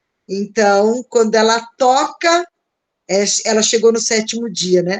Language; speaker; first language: Portuguese; native; Portuguese